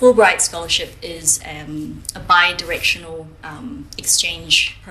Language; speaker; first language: English; native; English